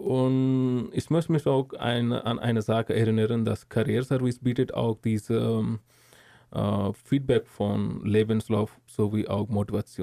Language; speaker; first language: German; non-native, learner; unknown